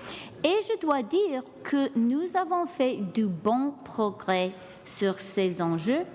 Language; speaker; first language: French; non-native, local second language; English